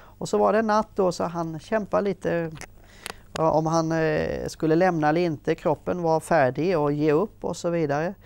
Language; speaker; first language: Swedish; native; Swedish